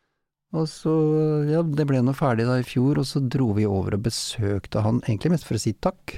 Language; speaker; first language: Norwegian; native; Norwegian